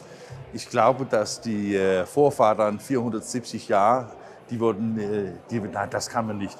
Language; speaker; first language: German; non-native, learner; Danish